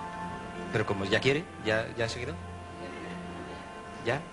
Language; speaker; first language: Spanish; native; Spanish